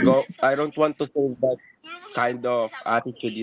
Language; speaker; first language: English; non-native, learner; Filipino